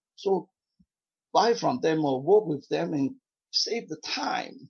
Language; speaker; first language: English; non-native, fluent; Vietnamese